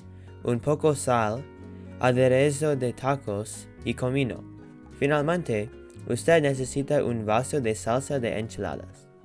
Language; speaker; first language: Spanish; non-native, learner; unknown